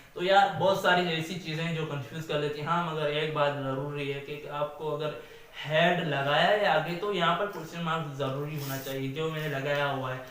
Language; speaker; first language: Urdu; native; Urdu